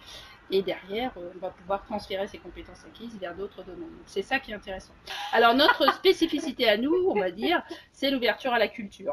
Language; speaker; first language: French; native; French